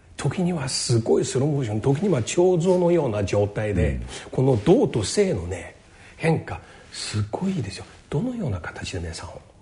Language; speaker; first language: Japanese; non-native, fluent; Chinese